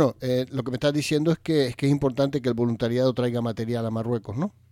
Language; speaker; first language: Spanish; native; Spanish